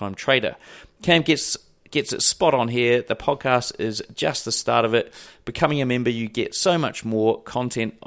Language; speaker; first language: English; native; English